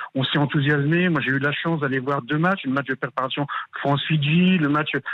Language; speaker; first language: French; native; French